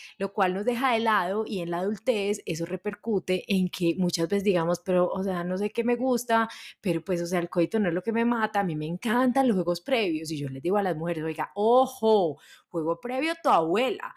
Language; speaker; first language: Spanish; native; Spanish